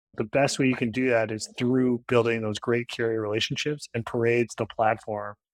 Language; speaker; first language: English; native; English